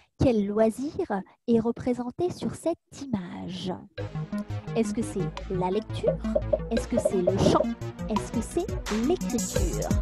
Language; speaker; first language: French; native; French